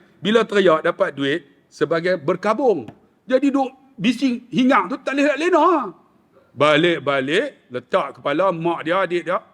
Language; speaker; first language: Malay; native; Malay